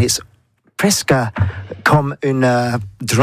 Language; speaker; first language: French; non-native, learner; English